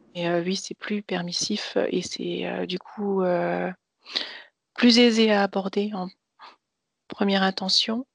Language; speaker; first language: French; native; French